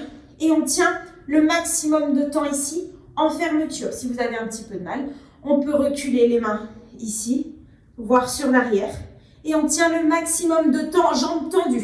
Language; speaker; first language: French; native; French